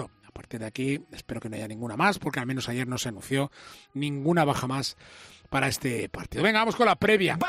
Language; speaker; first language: Spanish; native; Spanish